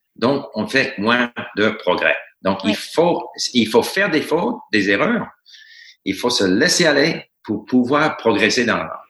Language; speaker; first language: French; non-native, fluent; English